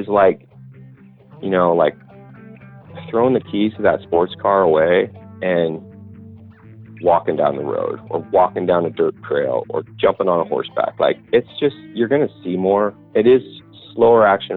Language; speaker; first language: English; native; English